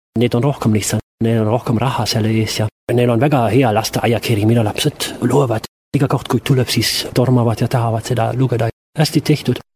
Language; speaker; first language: Estonian; non-native, fluent; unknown